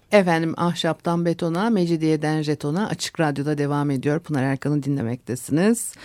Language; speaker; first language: Turkish; native; Turkish